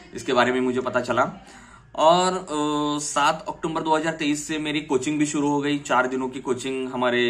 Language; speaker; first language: Hindi; non-native, local second language; Marathi